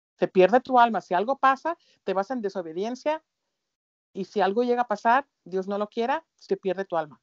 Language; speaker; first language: Spanish; early bilingual, heritage; Spanish